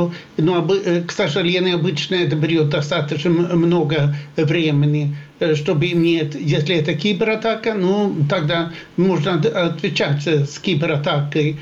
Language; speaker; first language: Russian; non-native, fluent; Swedish